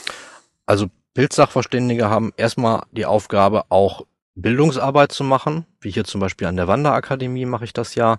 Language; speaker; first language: German; native; German